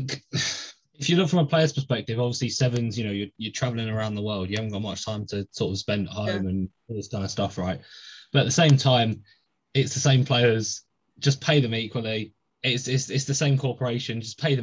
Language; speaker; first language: English; native; English